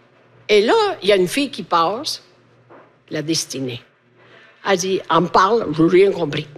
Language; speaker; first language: French; non-native, fluent; Italian